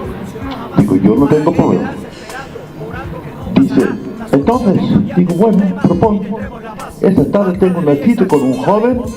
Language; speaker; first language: Spanish; non-native, fluent; Dutch